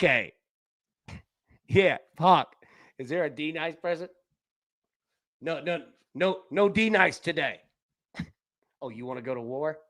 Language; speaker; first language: English; native; English